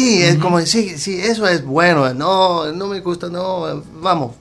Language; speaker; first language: Spanish; non-native, learner; Danish